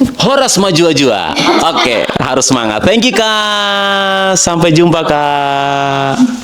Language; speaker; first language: Indonesian; native; Indonesian